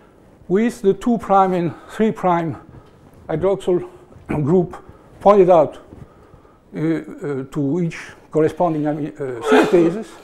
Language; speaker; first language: English; non-native, fluent; French